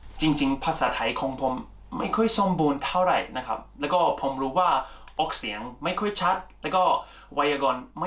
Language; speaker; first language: Thai; non-native, fluent; English